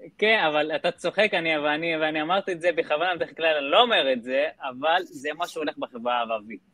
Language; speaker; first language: Hebrew; non-native, local second language; Arabic